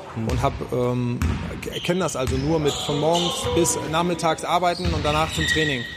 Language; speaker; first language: German; early bilingual, other home language; Danish